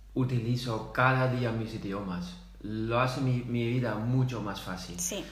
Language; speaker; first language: Spanish; non-native, fluent; Dutch